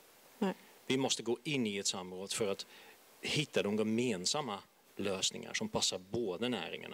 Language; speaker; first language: Swedish; non-native, fluent; Dutch